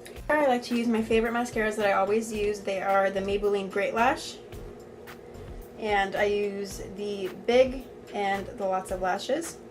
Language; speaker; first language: English; native; English